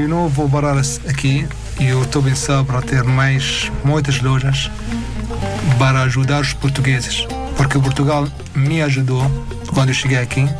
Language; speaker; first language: Portuguese; non-native, learner; Arabic